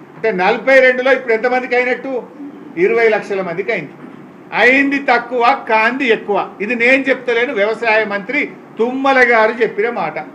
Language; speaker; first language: Telugu; native; Telugu